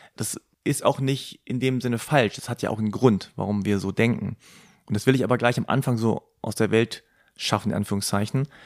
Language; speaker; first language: German; native; German